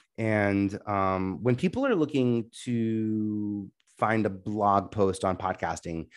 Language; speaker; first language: English; native; English